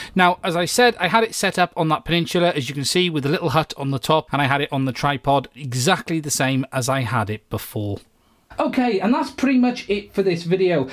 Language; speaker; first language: English; native; English